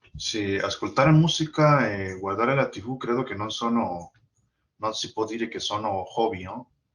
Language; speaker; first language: Italian; non-native, learner; Spanish